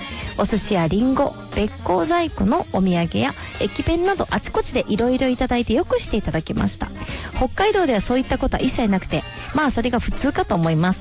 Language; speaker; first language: Japanese; native; Japanese